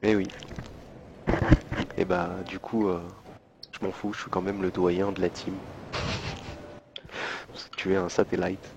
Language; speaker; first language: French; native; French